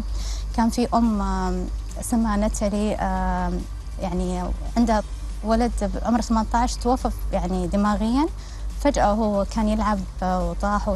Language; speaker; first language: Arabic; native; Arabic